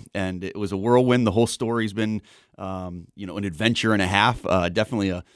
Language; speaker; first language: English; native; English